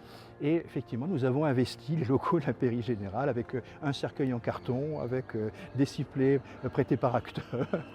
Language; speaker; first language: French; native; French